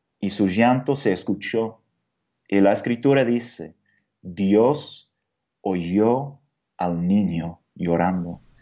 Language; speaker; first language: Spanish; non-native, fluent; English